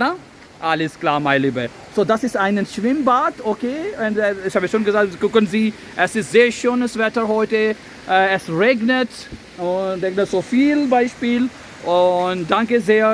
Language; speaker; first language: German; non-native, learner; Urdu